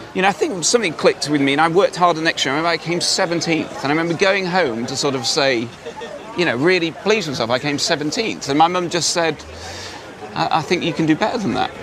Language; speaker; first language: English; native; English